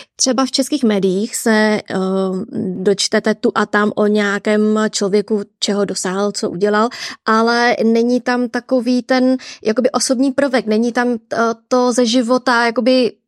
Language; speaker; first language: Czech; early bilingual, other home language; Vietnamese